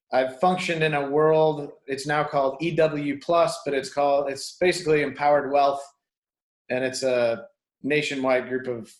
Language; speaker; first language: English; native; English